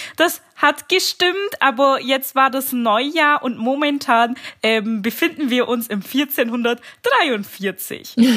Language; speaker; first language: German; early bilingual, other home language; Turkish